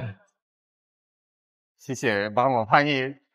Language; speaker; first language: Chinese; non-native, fluent; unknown